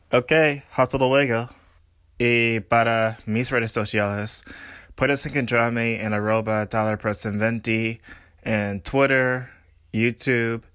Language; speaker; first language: Spanish; non-native, learner; English